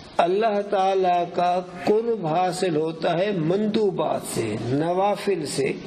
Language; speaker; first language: Urdu; non-native, local second language; Pashto